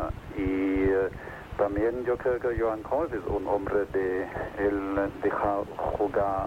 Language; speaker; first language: Spanish; non-native, fluent; German